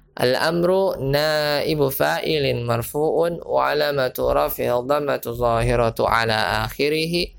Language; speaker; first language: Arabic; non-native, fluent; Indonesian